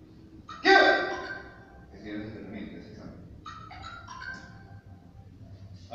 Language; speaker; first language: Spanish; native; Spanish